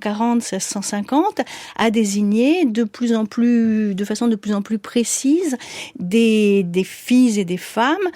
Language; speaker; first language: French; native; French